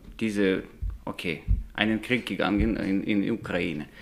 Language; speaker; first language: German; non-native, learner; Russian